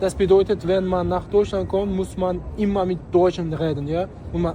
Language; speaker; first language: German; non-native, fluent; Uzbek